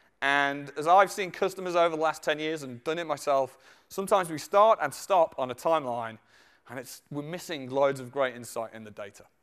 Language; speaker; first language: English; native; English